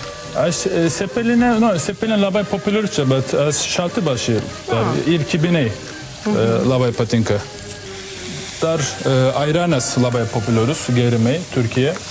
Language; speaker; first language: Lithuanian; non-native, learner; Turkish